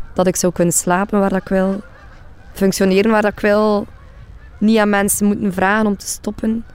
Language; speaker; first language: Dutch; native; Dutch